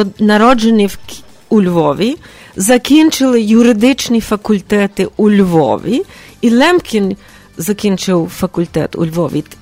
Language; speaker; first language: Ukrainian; early bilingual, heritage; Ukrainian